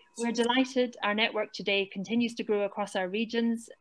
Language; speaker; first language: English; native; English